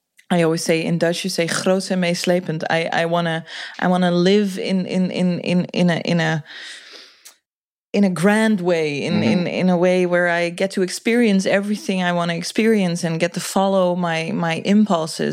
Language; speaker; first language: English; non-native, fluent; Dutch